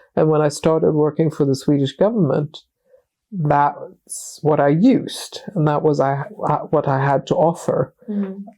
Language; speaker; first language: English; non-native, fluent; Swedish